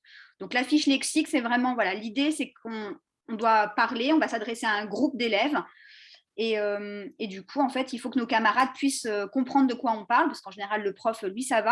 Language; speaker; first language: French; native; French